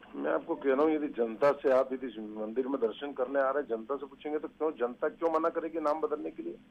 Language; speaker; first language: Hindi; native; Hindi